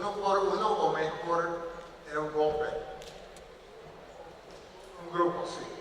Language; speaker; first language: Spanish; non-native, learner; English